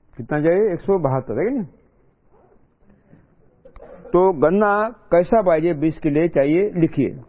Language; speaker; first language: Hindi; non-native, local second language; Marathi